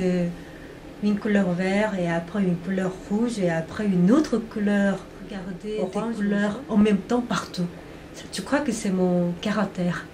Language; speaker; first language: French; non-native, fluent; Korean